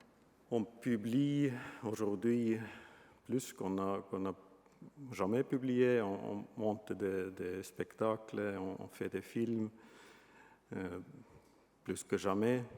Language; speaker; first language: French; non-native, fluent; Estonian